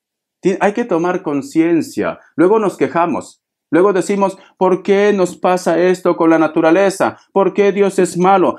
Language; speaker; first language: Spanish; native; Spanish